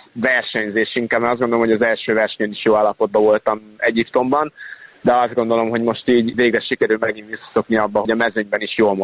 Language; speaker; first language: Hungarian; native; Hungarian